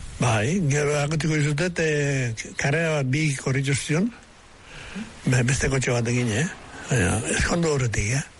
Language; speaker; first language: Basque; native; Basque